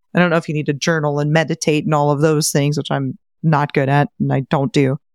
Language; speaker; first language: English; native; English